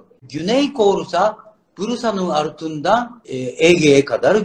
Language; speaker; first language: Turkish; non-native, learner; Japanese